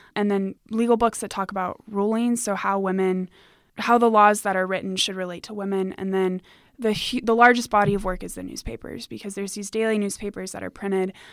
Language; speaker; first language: English; native; English